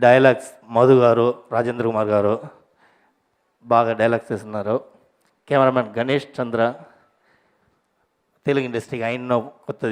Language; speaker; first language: Telugu; non-native, learner; Tamil